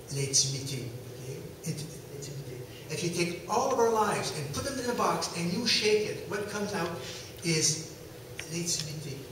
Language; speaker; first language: English; non-native, local second language; French